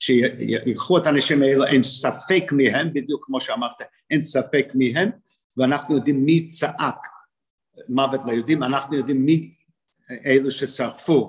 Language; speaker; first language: Hebrew; non-native, fluent; English